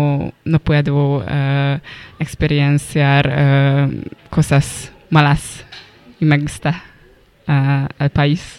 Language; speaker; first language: Spanish; non-native, learner; Hungarian